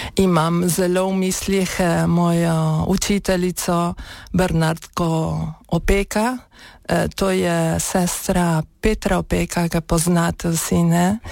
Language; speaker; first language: Slovenian; early bilingual, heritage; Slovenian